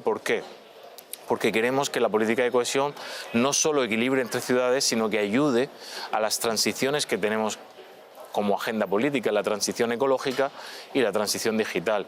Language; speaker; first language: Spanish; native; Spanish